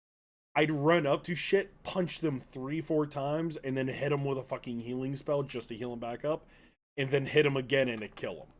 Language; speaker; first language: English; native; English